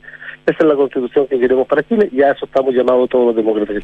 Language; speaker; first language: Spanish; native; Spanish